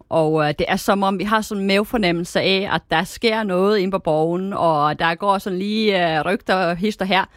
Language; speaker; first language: Danish; native; Danish